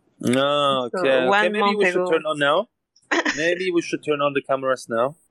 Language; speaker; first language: English; non-native, learner; German